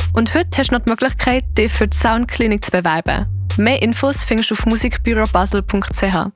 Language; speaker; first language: German; native; German